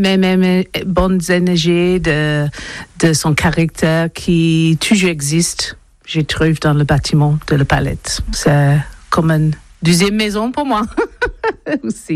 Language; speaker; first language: French; non-native, learner; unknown